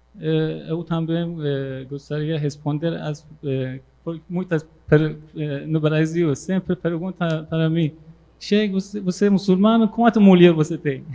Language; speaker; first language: Portuguese; non-native, learner; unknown